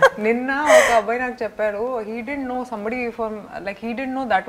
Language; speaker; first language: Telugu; non-native, fluent; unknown